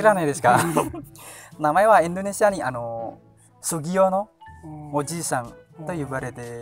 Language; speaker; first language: Japanese; non-native, learner; Indonesian